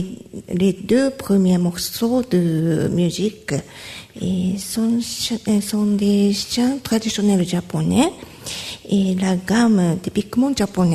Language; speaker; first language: French; non-native, learner; Japanese